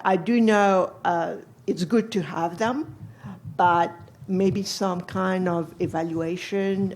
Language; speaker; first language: English; non-native, fluent; French